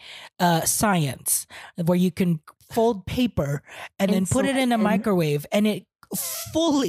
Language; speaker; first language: English; non-native, local second language; Hiligaynon